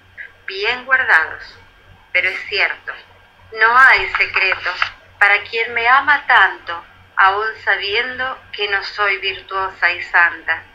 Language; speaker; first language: Spanish; native; Spanish